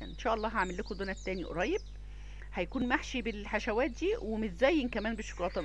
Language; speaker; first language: Arabic; native; Arabic